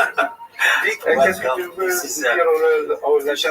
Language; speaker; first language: French; non-native, fluent; English